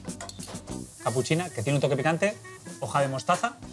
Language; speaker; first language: Spanish; native; Spanish